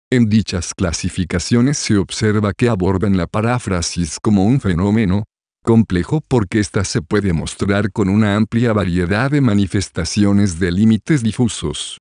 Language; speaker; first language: Spanish; native; Spanish